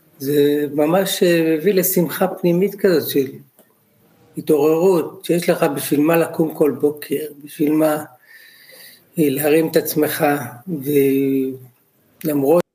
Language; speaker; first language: Hebrew; non-native, learner; Dutch